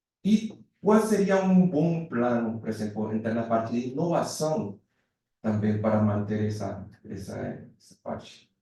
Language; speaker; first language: Portuguese; non-native, fluent; Spanish